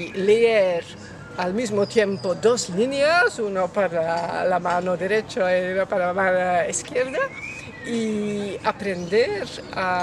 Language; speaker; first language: Spanish; non-native, learner; French